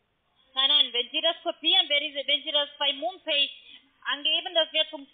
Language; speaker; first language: German; non-native, learner; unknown